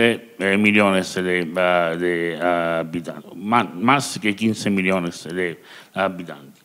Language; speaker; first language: Spanish; non-native, learner; Italian